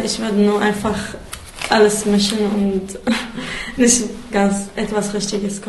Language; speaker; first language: German; non-native, fluent; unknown